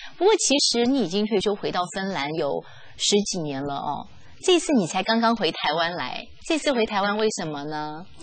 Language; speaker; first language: Chinese; native; Chinese